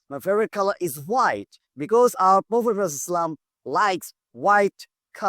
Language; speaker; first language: English; non-native, learner; Bangla